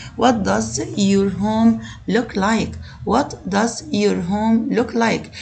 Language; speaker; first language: English; non-native, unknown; Arabic